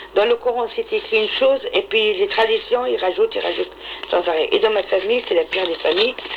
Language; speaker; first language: French; non-native, local second language; Arabic